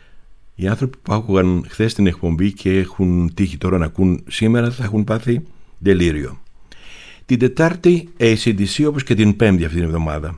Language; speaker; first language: Greek; native; Greek